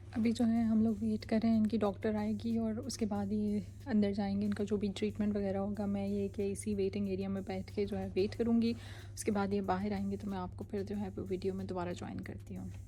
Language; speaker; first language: Urdu; native; Urdu